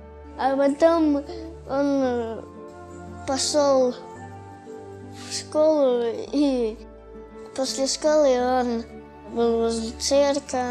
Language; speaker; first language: Russian; native; Russian